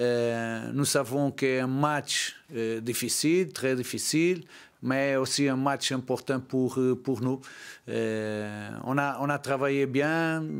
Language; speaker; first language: French; non-native, learner; Portuguese